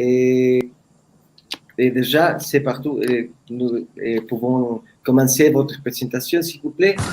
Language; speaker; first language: French; non-native, learner; Spanish